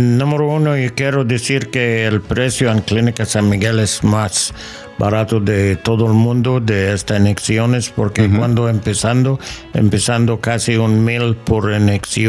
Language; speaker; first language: Spanish; non-native, learner; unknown